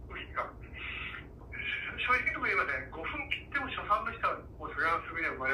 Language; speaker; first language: Japanese; native; Japanese